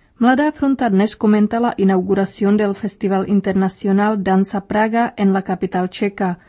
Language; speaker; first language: Spanish; non-native, fluent; Czech